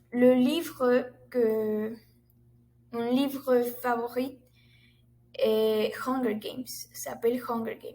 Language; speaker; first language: French; non-native, learner; Spanish